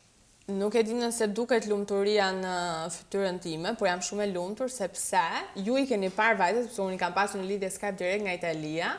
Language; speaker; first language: Albanian; native; Albanian